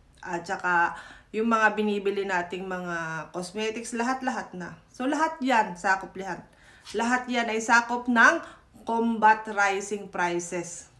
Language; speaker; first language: Filipino; native; Filipino